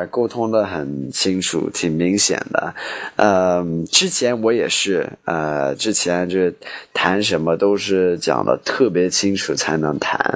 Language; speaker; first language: Chinese; non-native, fluent; English